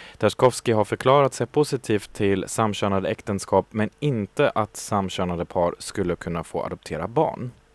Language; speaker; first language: Swedish; non-native, fluent; German